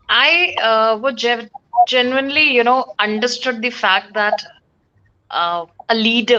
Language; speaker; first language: English; non-native, local second language; Hindi